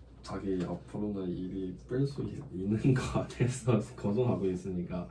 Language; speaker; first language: Korean; non-native, learner; Chinese